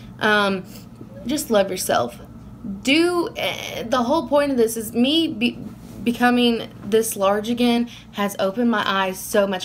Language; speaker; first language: English; native; English